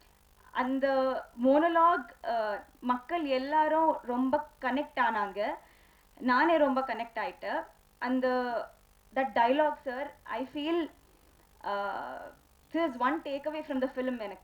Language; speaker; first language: Tamil; non-native, learner; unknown